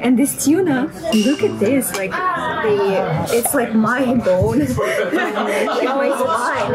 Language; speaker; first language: English; non-native, fluent; Russian